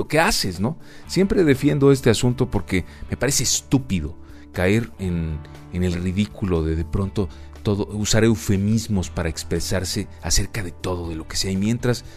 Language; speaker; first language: Spanish; native; Spanish